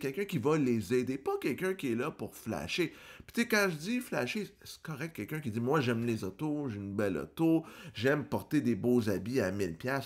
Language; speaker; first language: French; native; French